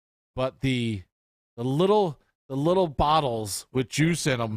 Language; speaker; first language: English; native; English